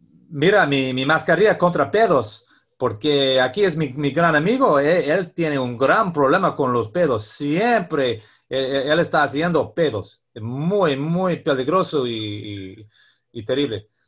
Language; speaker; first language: Spanish; non-native, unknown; English